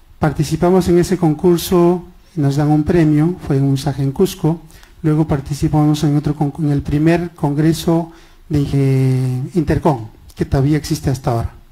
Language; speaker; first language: Spanish; non-native, local second language; Quechua